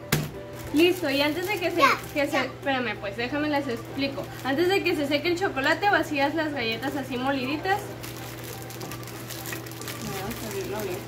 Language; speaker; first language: Spanish; native; Spanish